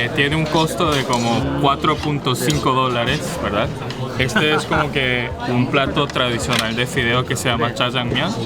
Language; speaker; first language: Spanish; early bilingual, other home language; Korean